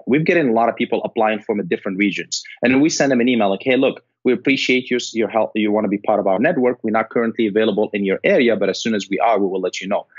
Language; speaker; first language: English; non-native, fluent; Arabic